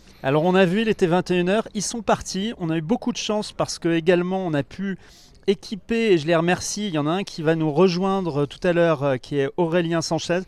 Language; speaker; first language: French; native; French